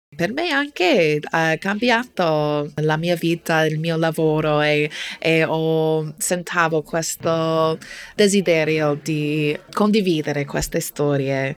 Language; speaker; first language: Italian; non-native, fluent; English